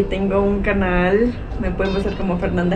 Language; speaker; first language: Spanish; native; Spanish